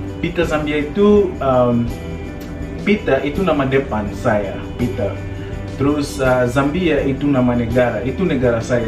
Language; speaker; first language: Indonesian; non-native, fluent; Nyanja